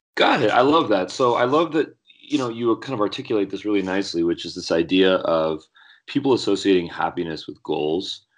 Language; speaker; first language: English; native; English